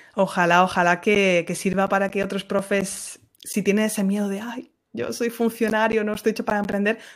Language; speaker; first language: Spanish; native; Spanish